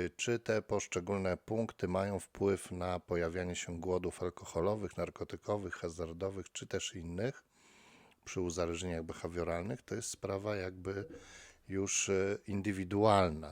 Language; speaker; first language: Polish; native; Polish